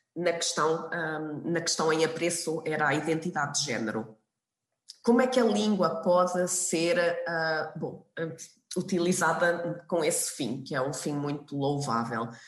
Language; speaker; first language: Portuguese; native; Portuguese